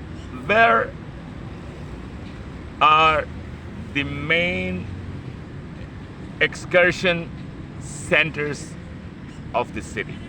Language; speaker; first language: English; non-native, fluent; Urdu